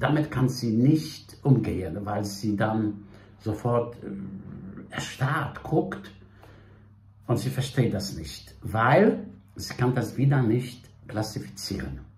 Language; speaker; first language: German; non-native, fluent; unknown